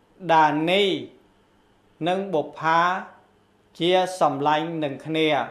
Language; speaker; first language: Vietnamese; non-native, local second language; Khmer